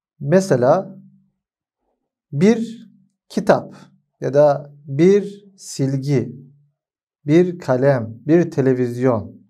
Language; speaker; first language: Turkish; non-native, fluent; Arabic